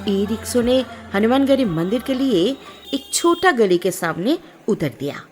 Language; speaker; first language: Hindi; non-native, local second language; Bangla